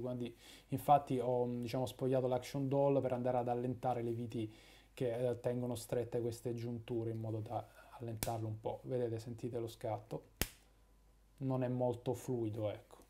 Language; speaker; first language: Italian; native; Italian